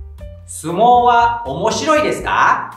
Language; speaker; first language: Japanese; non-native, fluent; Indonesian